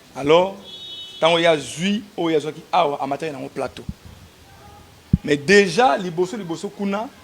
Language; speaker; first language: Lingala; native; Lingala